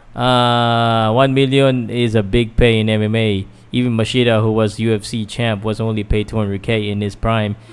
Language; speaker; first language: English; non-native, local second language; Filipino